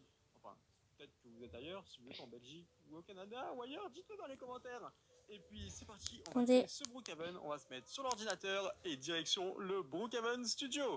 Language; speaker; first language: French; native; French